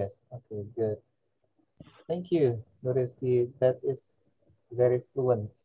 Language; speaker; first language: English; non-native, fluent; Indonesian